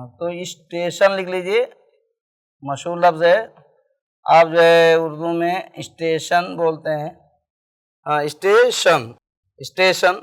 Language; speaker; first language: Urdu; native; Urdu